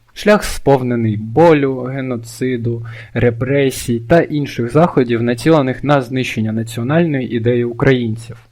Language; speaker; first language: Ukrainian; non-native, local second language; Russian